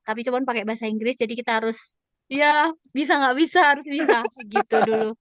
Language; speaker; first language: Indonesian; native; Indonesian